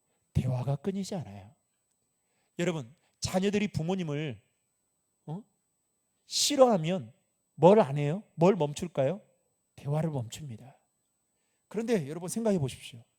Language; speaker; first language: Korean; native; Korean